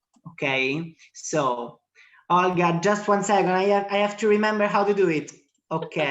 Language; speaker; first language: English; non-native, fluent; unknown